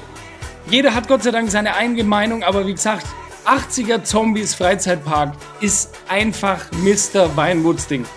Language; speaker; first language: German; native; German